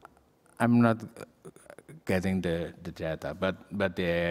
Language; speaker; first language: English; non-native, learner; Indonesian